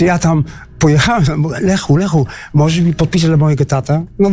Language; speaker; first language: Polish; non-native, fluent; Dutch